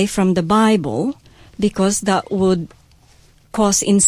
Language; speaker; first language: English; non-native, local second language; Hiligaynon